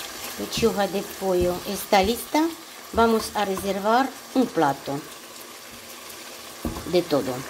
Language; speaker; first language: Spanish; non-native, learner; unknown